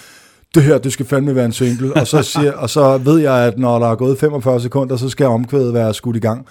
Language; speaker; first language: Danish; native; Danish